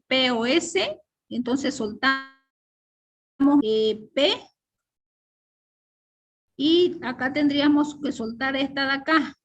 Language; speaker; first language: Spanish; native; Spanish